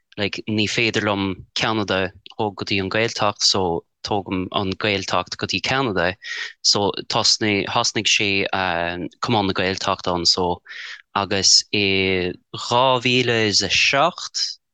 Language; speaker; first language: Irish; non-native, fluent; English